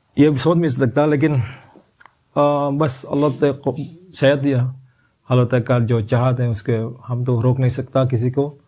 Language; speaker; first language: Urdu; non-native, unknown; Indonesian